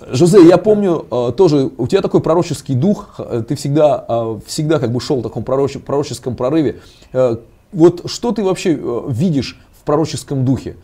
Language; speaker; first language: Russian; native; Russian